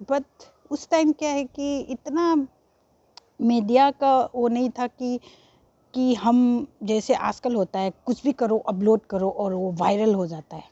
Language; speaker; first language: Hindi; non-native, local second language; Manipuri